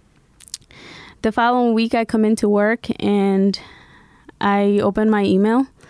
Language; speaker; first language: English; early bilingual, other home language; Spanish